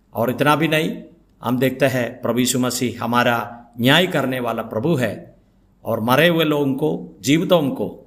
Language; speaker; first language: Hindi; non-native, local second language; Malayalam